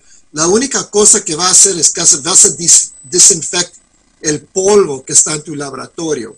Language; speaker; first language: Spanish; non-native, fluent; English